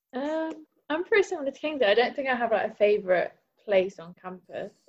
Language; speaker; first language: English; native; English